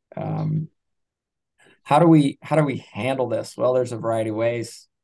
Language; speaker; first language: English; native; English